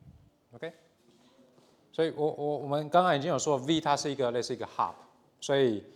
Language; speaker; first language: Chinese; native; Chinese